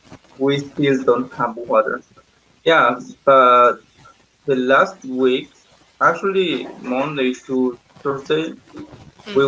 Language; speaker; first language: English; non-native, learner; Spanish